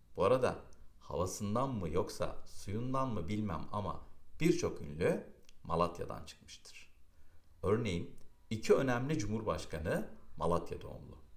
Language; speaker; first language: Turkish; native; Turkish